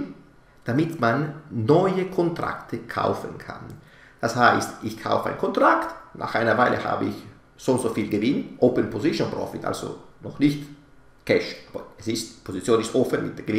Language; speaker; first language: German; non-native, fluent; Italian